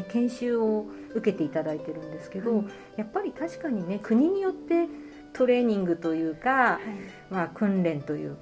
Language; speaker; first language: Japanese; native; Japanese